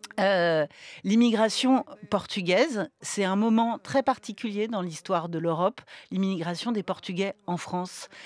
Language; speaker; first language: French; native; French